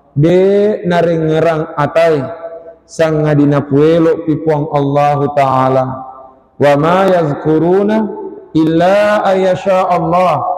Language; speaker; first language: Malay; non-native, local second language; Buginese